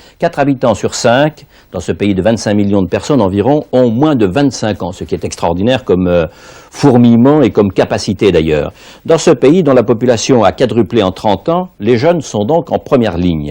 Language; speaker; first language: French; native; French